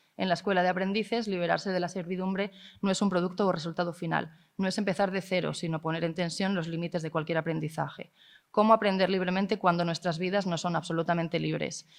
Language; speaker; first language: Spanish; non-native, local second language; Catalan